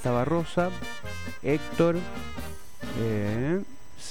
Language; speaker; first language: Spanish; native; Spanish